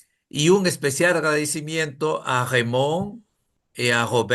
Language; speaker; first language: Spanish; native; Spanish